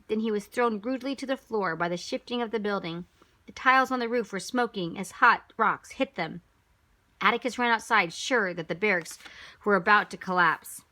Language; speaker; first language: English; native; English